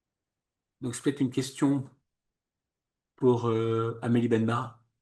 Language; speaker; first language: French; native; French